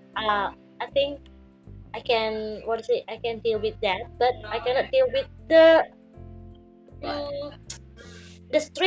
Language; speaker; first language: English; non-native, learner; Indonesian